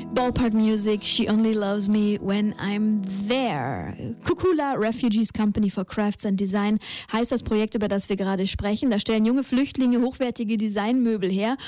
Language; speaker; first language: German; native; German